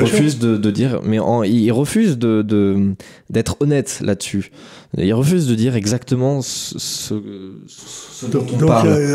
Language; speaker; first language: French; native; French